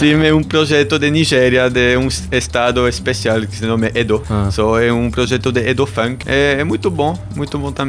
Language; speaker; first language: Portuguese; non-native, learner; German